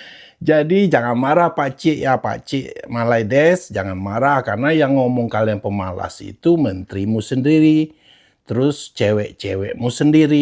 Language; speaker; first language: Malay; non-native, fluent; Japanese